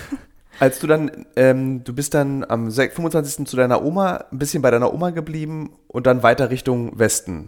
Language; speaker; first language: German; native; German